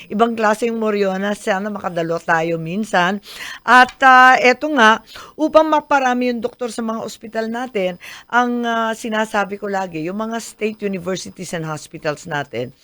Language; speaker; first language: Filipino; native; Filipino